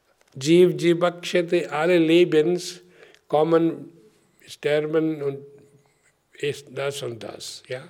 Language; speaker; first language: German; non-native, learner; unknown